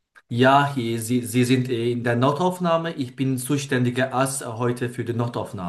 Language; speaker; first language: German; non-native, learner; Turkish